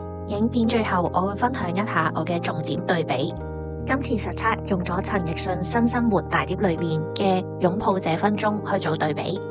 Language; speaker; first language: Chinese; native; Chinese